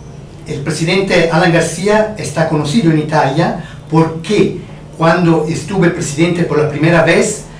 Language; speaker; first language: Spanish; non-native, fluent; Italian